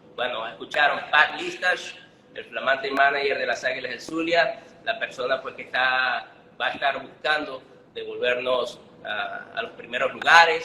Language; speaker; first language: Spanish; native; Spanish